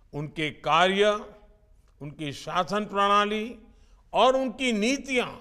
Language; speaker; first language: Hindi; non-native, local second language; Gujarati